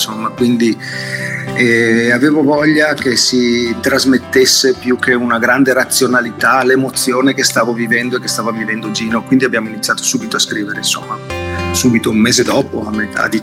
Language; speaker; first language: Italian; native; Italian